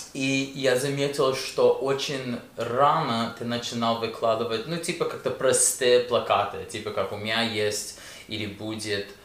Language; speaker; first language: Russian; early bilingual, heritage; Russian